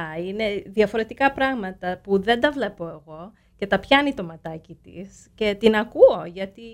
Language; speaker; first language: Greek; early bilingual, heritage; Greek